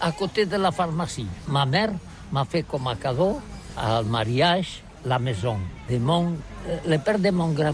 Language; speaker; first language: French; non-native, learner; Catalan